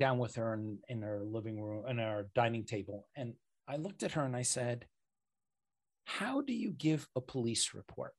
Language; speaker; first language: English; native; English